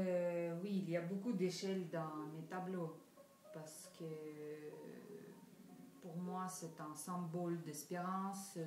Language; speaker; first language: French; non-native, fluent; Russian